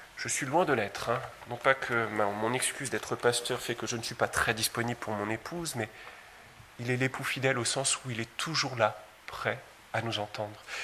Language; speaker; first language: French; native; French